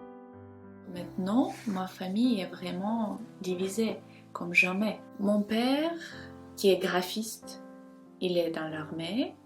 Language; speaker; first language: French; non-native, fluent; Ukrainian